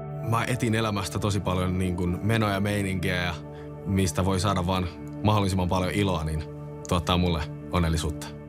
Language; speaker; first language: Finnish; native; Finnish